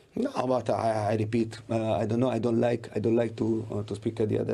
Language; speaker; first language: English; non-native, learner; Italian